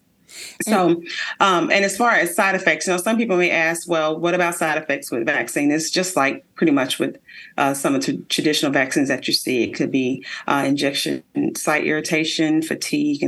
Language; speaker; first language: English; native; English